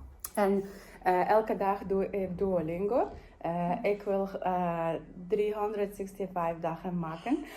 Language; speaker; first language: Dutch; non-native, learner; Yakut